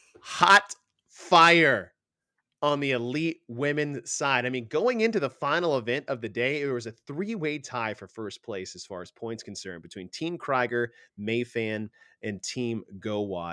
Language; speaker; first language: English; native; English